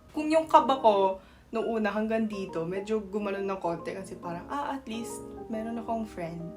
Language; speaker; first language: Filipino; non-native, fluent; Korean